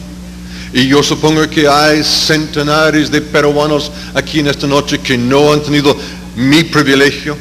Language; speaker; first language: Spanish; non-native, fluent; English